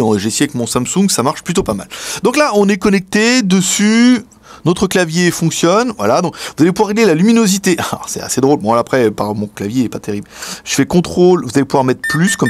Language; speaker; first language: French; native; French